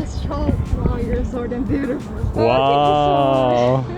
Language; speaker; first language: English; non-native, learner; Russian